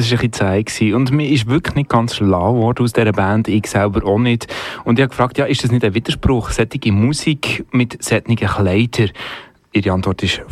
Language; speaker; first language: German; native; German